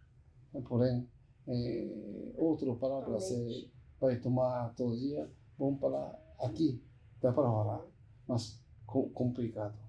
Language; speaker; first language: Portuguese; non-native, learner; Japanese